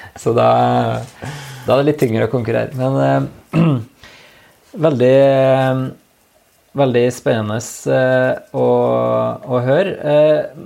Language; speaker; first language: Norwegian; native; Norwegian